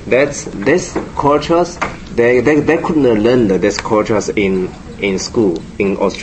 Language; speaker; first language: English; non-native, learner; Japanese